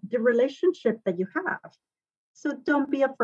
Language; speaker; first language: English; non-native, fluent; Spanish